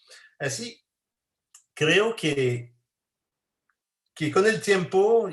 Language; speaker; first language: Spanish; non-native, fluent; French